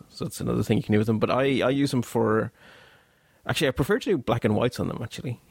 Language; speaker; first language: English; non-native, fluent; Dutch